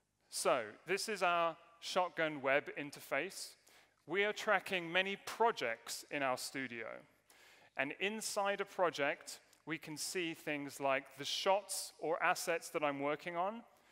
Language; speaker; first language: English; native; English